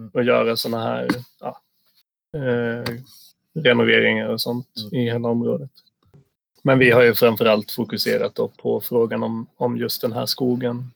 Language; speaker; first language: Swedish; native; Swedish